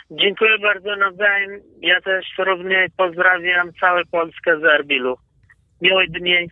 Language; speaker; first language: Polish; non-native, fluent; Kurdish